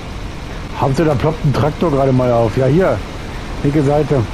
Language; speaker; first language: German; native; German